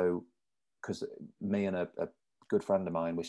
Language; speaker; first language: English; native; English